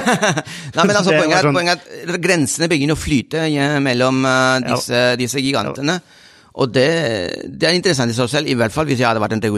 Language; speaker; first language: Norwegian; non-native, fluent; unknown